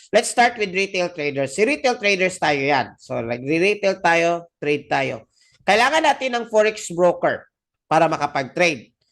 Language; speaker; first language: Filipino; non-native, local second language; Cebuano